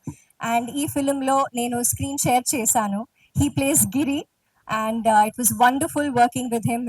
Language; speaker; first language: Telugu; non-native, local second language; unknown